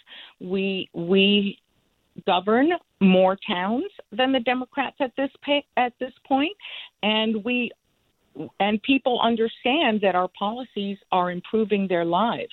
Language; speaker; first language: English; non-native, fluent; Spanish